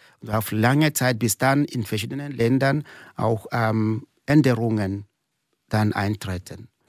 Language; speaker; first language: German; non-native, fluent; Igbo